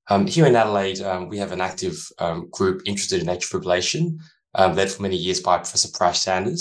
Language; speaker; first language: English; native; English